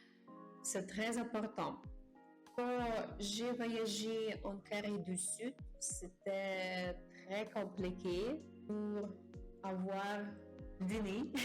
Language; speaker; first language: French; non-native, learner; Japanese